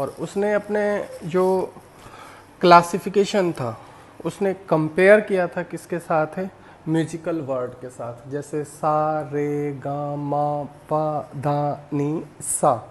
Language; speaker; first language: Hindi; native; Hindi